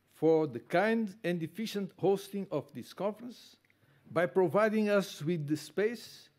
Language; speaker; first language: English; non-native, fluent; Portuguese